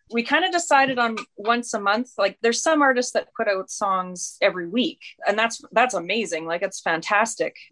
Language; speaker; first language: English; native; English